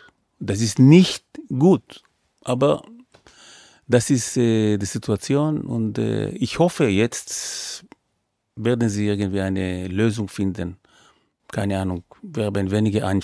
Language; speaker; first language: German; non-native, fluent; Hebrew